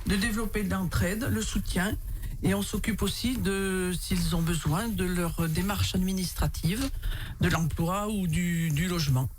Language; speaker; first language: French; native; French